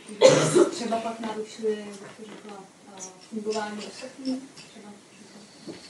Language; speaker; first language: Czech; non-native, learner; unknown